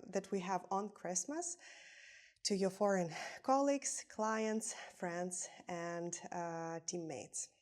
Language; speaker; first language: English; non-native, fluent; Ukrainian